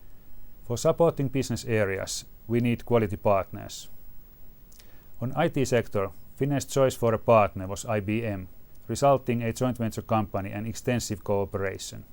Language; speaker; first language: English; non-native, fluent; Finnish